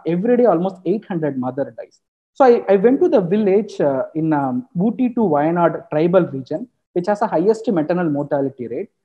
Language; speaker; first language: English; non-native, local second language; Tamil